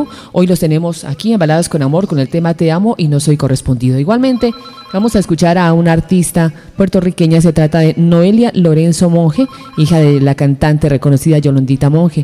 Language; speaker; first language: Spanish; native; Spanish